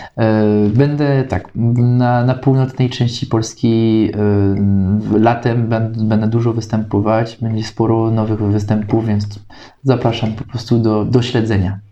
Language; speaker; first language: Polish; non-native, fluent; French